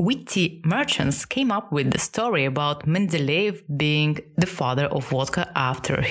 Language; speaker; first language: English; non-native, fluent; Russian